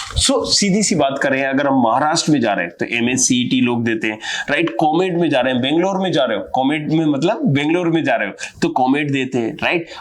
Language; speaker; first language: Hindi; native; Hindi